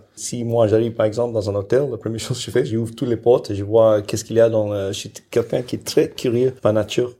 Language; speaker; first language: French; non-native, fluent; English